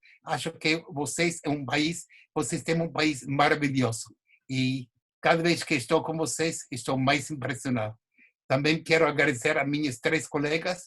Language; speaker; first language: Portuguese; non-native, fluent; English